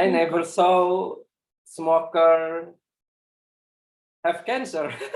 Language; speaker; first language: English; non-native, learner; Indonesian